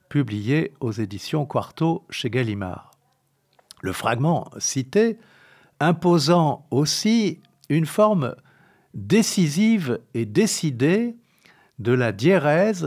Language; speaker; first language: French; native; French